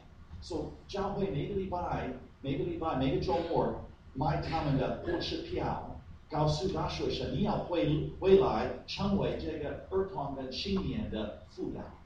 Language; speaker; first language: Chinese; non-native, fluent; English